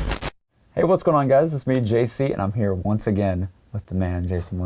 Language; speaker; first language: English; native; English